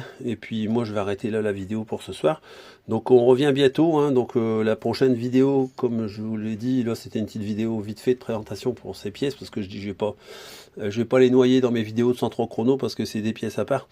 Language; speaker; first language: French; native; French